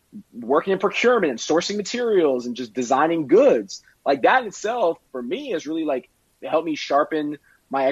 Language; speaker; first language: English; native; English